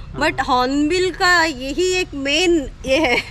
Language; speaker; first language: Hindi; non-native, local second language; Kannada